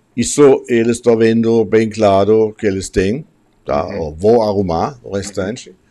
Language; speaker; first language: Portuguese; non-native, fluent; German